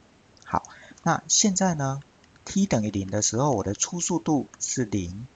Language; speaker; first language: Chinese; native; Chinese